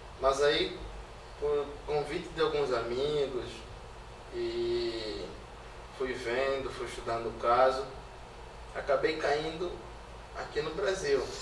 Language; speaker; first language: Portuguese; native; Portuguese